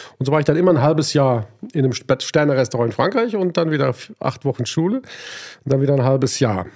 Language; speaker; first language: German; native; German